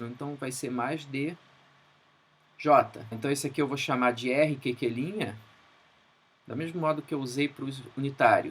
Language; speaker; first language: Portuguese; native; Portuguese